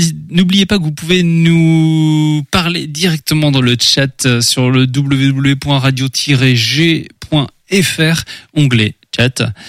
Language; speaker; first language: French; native; French